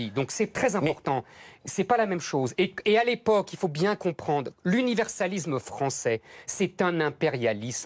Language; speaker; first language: French; native; French